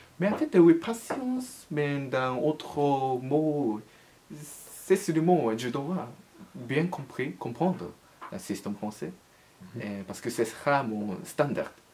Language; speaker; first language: French; non-native, learner; Japanese